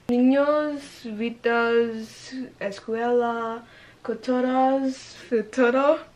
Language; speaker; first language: Spanish; non-native, learner; English